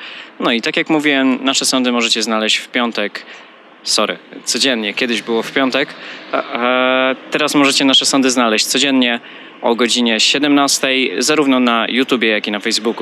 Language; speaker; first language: Polish; native; Polish